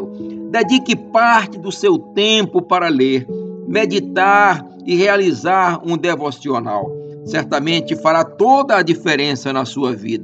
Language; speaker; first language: Portuguese; native; Portuguese